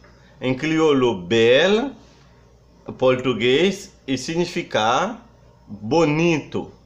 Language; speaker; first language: Portuguese; non-native, fluent; Haitian Creole